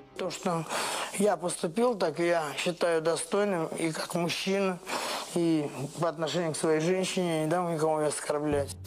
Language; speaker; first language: Russian; native; Russian